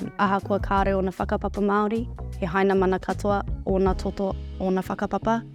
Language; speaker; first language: Māori; native; Māori